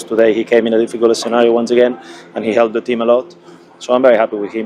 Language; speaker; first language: English; non-native, fluent; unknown